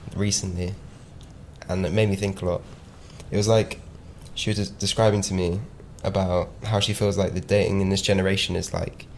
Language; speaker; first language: English; native; English